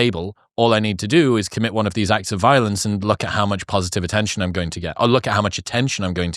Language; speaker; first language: English; native; English